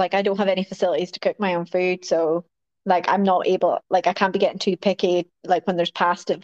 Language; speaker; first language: English; native; English